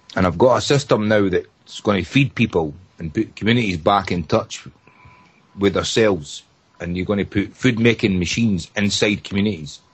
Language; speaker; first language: English; native; English